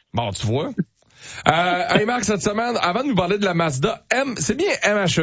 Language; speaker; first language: French; native; French